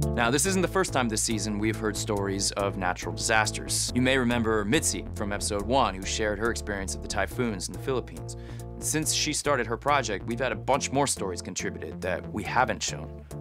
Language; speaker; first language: English; native; English